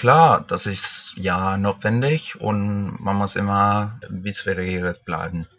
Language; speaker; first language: German; non-native, fluent; Spanish